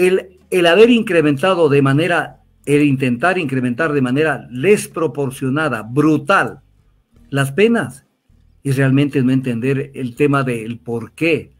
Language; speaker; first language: Spanish; native; Spanish